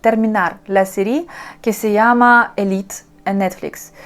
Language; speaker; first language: Spanish; non-native, learner; Russian